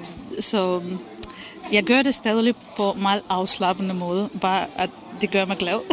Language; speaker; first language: Danish; non-native, fluent; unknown